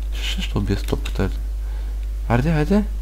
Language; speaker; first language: Bulgarian; native; Bulgarian